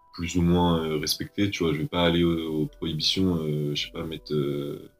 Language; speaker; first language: French; native; French